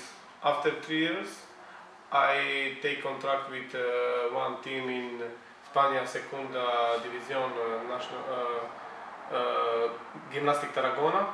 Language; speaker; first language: English; non-native, learner; Croatian